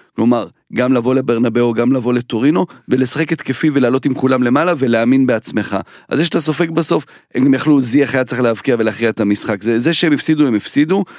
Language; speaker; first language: Hebrew; native; Hebrew